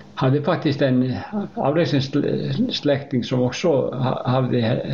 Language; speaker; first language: Swedish; non-native, fluent; Icelandic